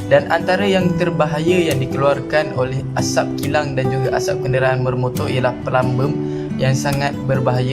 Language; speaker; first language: Malay; native; Malay